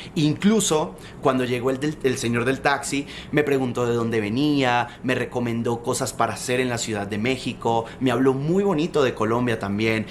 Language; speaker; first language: Spanish; native; Spanish